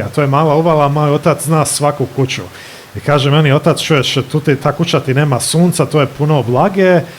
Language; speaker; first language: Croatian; early bilingual, heritage; Croatian